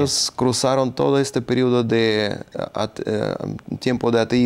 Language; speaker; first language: Spanish; non-native, fluent; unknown